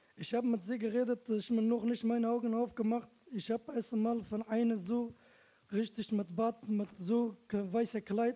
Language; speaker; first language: German; non-native, learner; Turkish